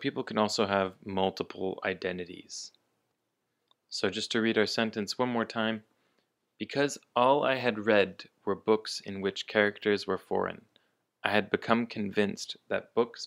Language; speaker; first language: English; native; English